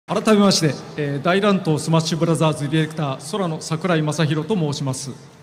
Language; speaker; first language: Japanese; native; Japanese